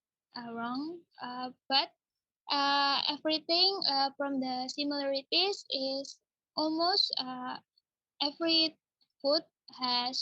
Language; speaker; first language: English; non-native, learner; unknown